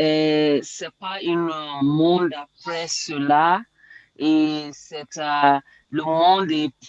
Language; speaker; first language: French; non-native, learner; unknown